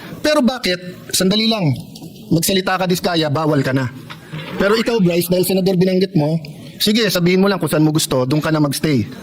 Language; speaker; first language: Filipino; native; Filipino